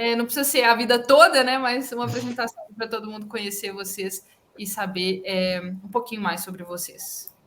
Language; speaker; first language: Portuguese; native; Portuguese